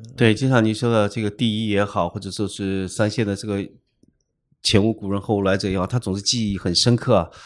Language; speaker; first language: Chinese; non-native, local second language; Min Nan Chinese